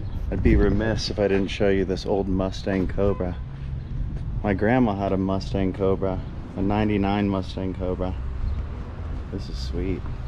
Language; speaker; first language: English; native; English